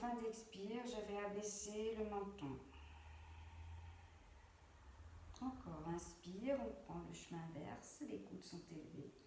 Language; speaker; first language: French; native; French